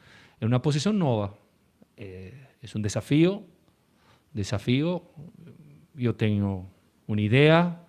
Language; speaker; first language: Portuguese; non-native, learner; Spanish